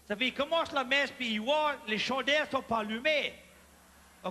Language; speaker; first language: French; native; French